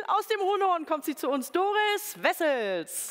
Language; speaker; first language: German; native; German